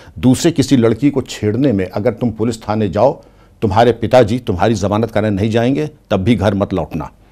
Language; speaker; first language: Hindi; native; Hindi